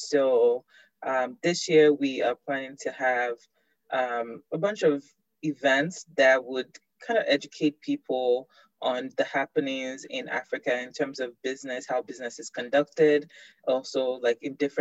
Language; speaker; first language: English; non-native, local second language; Yoruba